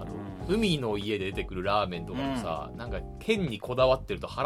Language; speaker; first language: Japanese; native; Japanese